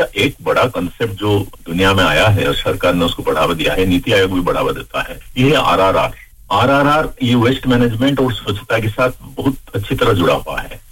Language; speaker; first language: Hindi; non-native, local second language; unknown